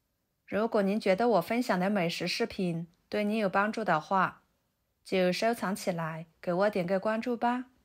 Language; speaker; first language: Chinese; native; Chinese